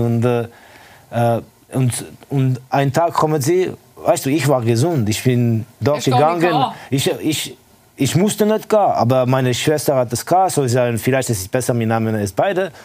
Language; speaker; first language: German; non-native, fluent; Estonian